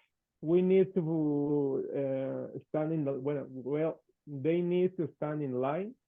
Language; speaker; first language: English; non-native, fluent; Spanish